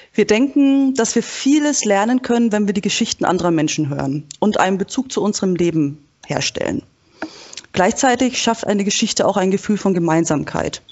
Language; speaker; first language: German; native; German